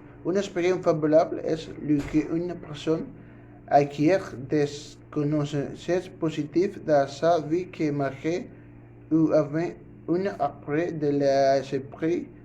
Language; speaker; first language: French; non-native, learner; Spanish